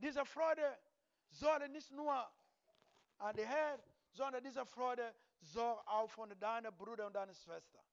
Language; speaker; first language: German; non-native, learner; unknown